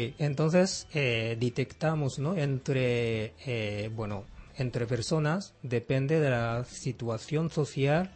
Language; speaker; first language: Spanish; non-native, fluent; Japanese